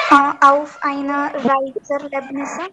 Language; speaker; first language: German; non-native, learner; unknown